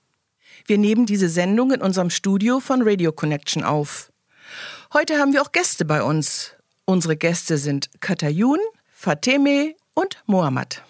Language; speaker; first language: German; native; German